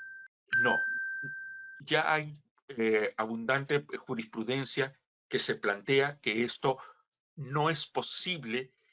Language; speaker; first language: Spanish; native; Spanish